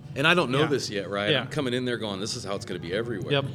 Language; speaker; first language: English; native; English